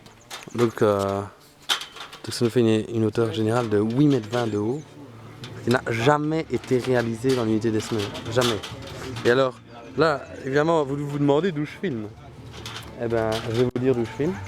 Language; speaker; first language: French; native; French